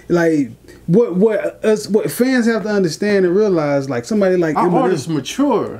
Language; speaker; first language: English; native; English